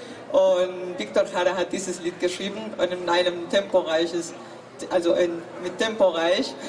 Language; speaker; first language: German; non-native, fluent; Spanish